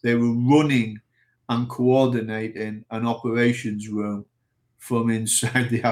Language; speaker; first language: English; native; English